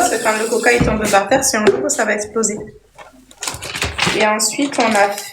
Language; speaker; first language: French; native; French